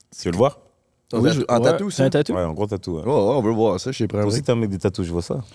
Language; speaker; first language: French; native; French